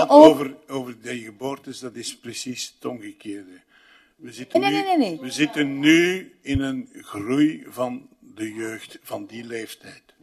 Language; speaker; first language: Dutch; native; Dutch